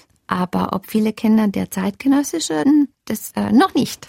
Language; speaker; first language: German; non-native, fluent; Italian